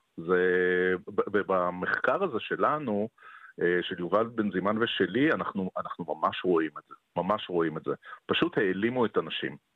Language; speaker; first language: Hebrew; native; Hebrew